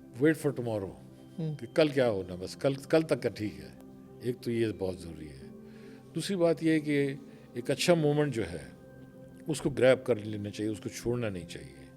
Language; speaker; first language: Urdu; non-native, local second language; Pashto